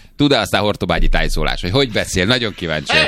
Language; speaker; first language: Hungarian; native; Hungarian